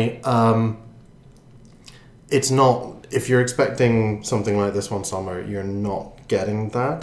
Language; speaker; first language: English; native; English